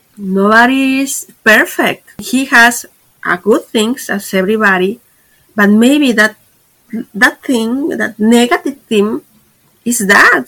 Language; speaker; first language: English; non-native, fluent; Spanish